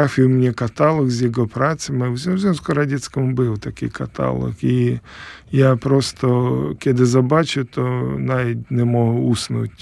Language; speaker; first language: Polish; non-native, learner; Ukrainian